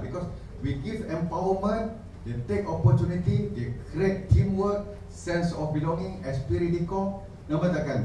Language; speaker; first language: English; non-native, local second language; Malay